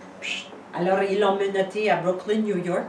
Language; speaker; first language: French; native; French